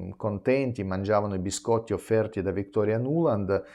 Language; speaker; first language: Italian; non-native, fluent; Russian